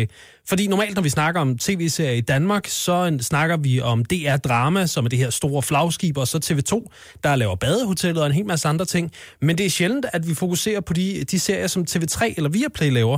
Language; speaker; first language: Danish; native; Danish